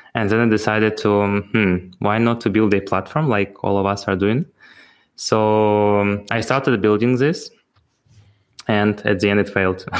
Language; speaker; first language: English; non-native, fluent; Ukrainian